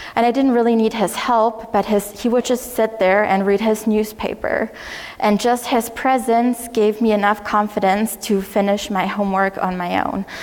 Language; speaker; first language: English; non-native, fluent; German